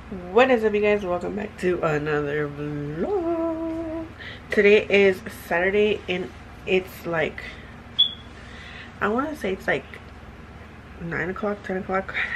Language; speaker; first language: English; early bilingual, other home language; Spanish